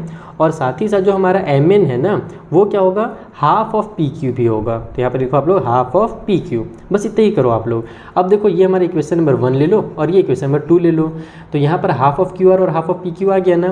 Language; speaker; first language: Hindi; native; Hindi